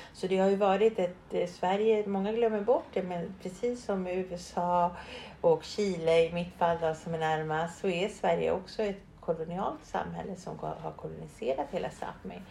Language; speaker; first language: Swedish; early bilingual, other home language; Spanish